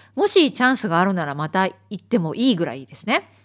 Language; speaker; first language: Japanese; native; Japanese